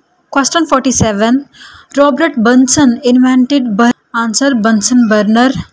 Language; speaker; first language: English; non-native, local second language; Urdu